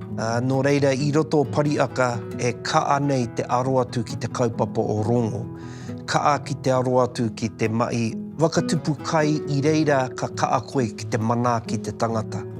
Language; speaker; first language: Māori; native; Māori